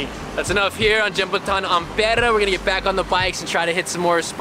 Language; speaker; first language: English; native; English